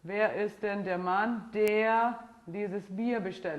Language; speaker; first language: German; non-native, fluent; English